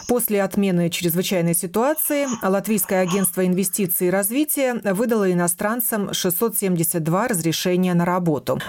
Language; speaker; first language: Russian; native; Russian